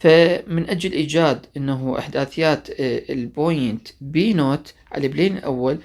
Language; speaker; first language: Arabic; native; Arabic